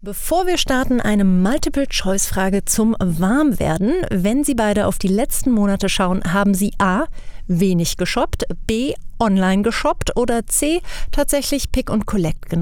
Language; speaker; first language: German; native; German